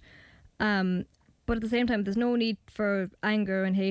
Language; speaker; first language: English; native; English